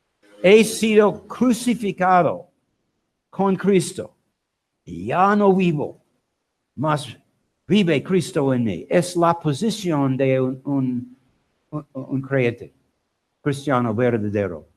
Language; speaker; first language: Spanish; non-native, learner; English